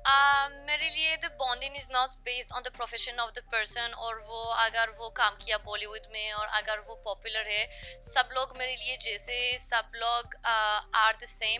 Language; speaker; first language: Hindi; non-native, learner; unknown